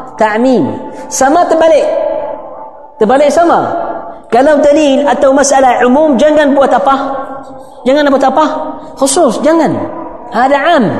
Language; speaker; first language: Malay; non-native, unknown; Arabic